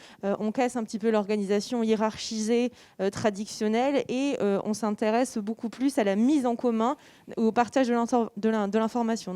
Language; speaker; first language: French; native; French